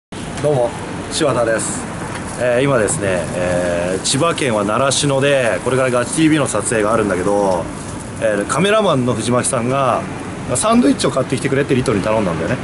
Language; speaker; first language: Japanese; native; Japanese